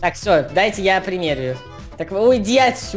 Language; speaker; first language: Russian; native; Russian